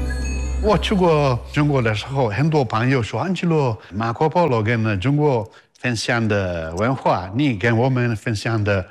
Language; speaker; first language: Chinese; non-native, learner; Italian